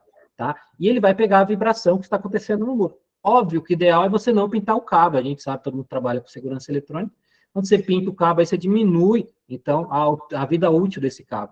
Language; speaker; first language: Portuguese; native; Portuguese